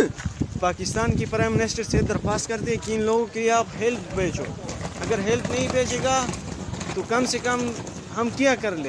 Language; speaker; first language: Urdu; non-native, local second language; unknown